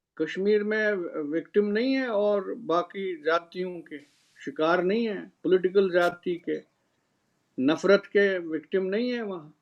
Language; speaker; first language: Urdu; non-native, local second language; Kashmiri